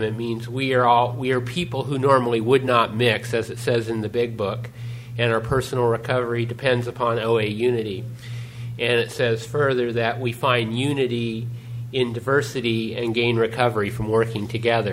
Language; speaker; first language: English; native; English